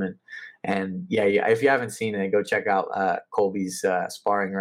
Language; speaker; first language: English; native; English